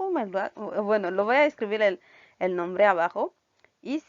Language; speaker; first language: Spanish; non-native, fluent; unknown